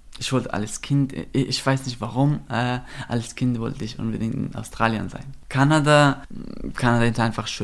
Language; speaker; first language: German; non-native, fluent; Persian